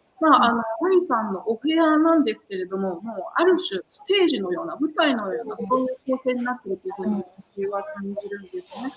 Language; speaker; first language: Japanese; native; Japanese